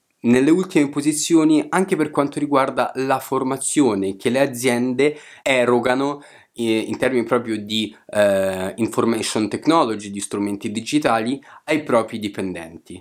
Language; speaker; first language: Italian; native; Italian